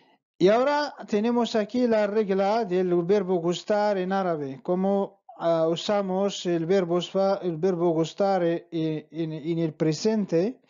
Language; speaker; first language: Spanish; non-native, fluent; Arabic